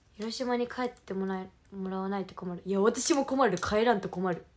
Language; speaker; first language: Japanese; native; Japanese